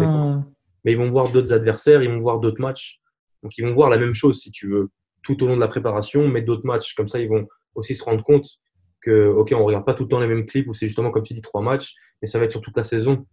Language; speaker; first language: French; native; French